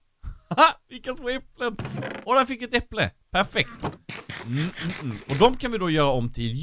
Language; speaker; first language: Swedish; native; Swedish